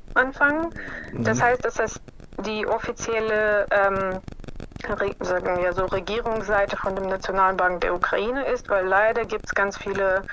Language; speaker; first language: German; non-native, fluent; Ukrainian